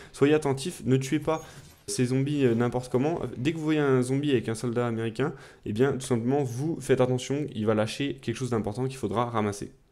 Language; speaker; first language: French; native; French